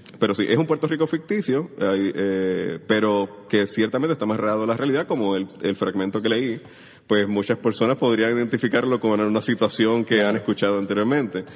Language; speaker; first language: Spanish; native; Spanish